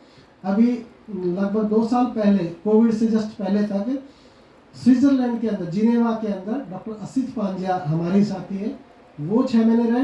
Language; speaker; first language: Hindi; native; Hindi